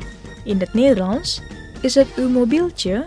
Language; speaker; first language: Dutch; non-native, fluent; Indonesian